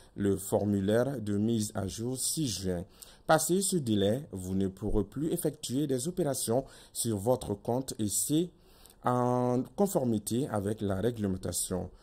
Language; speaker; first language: French; non-native, local second language; Bambara